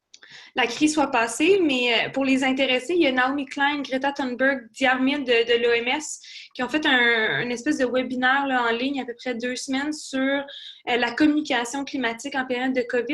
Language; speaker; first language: French; native; French